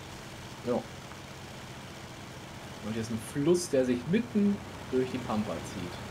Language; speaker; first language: German; native; German